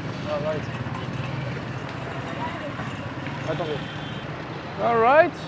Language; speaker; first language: English; non-native, learner; French